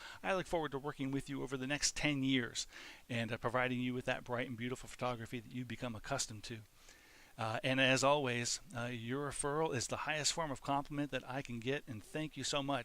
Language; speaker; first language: English; native; English